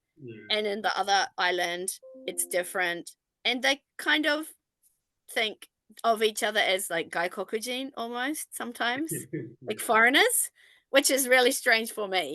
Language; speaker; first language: English; non-native, fluent; Japanese